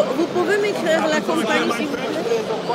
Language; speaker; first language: French; non-native, learner; Arabic